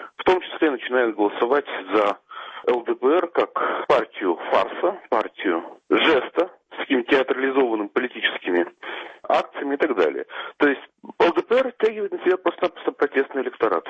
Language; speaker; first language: Russian; native; Russian